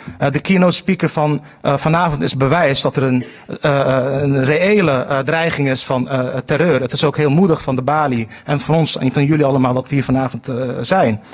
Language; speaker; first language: Dutch; early bilingual, other home language; Turkish